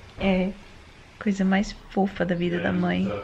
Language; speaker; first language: Portuguese; early bilingual, heritage; Portuguese